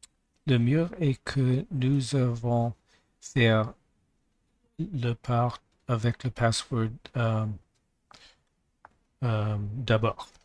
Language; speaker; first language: French; non-native, learner; English